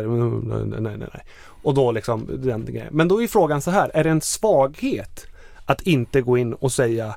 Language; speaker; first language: Swedish; native; Swedish